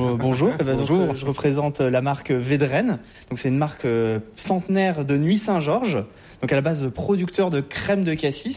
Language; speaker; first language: French; native; French